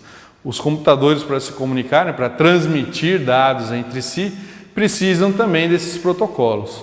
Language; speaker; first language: Portuguese; native; Portuguese